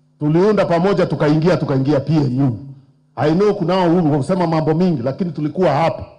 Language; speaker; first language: Swahili; non-native, local second language; Meru